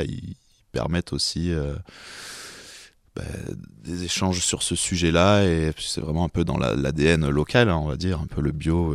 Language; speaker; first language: French; native; French